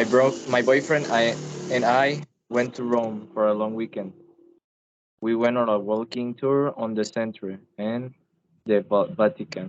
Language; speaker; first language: English; non-native, learner; Spanish